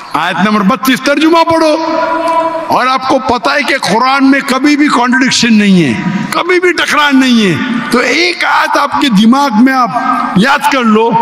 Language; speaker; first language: Hindi; non-native, local second language; Konkani